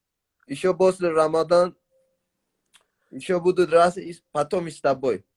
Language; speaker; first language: Russian; non-native, learner; Tajik